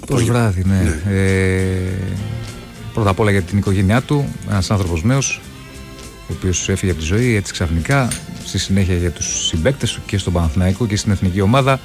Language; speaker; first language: Greek; native; Greek